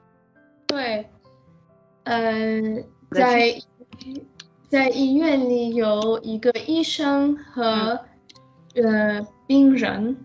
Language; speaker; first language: Chinese; non-native, learner; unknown